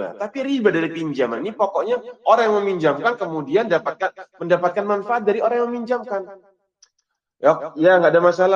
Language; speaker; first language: Indonesian; native; Indonesian